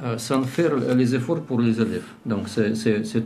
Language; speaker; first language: French; non-native, learner; Russian